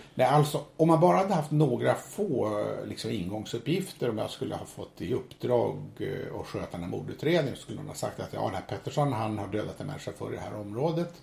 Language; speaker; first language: Swedish; native; Swedish